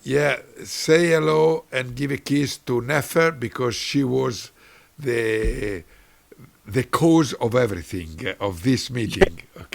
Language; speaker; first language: English; non-native, learner; Italian